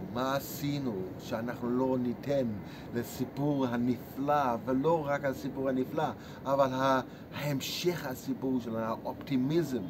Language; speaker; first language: Hebrew; non-native, fluent; English